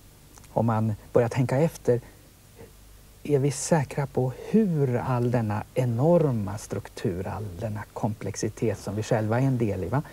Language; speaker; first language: Swedish; native; Swedish